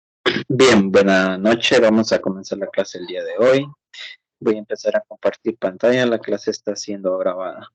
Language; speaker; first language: Spanish; native; Spanish